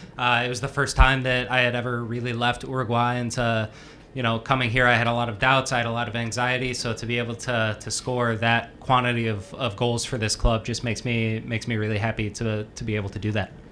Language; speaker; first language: English; native; English